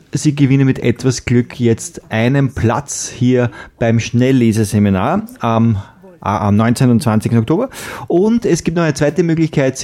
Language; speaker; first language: German; native; German